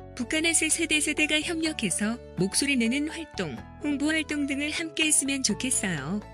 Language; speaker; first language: Korean; native; Korean